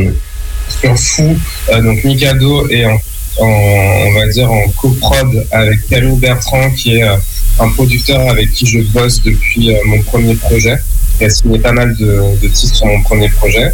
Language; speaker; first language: French; native; French